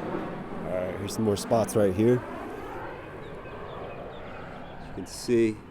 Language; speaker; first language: English; native; English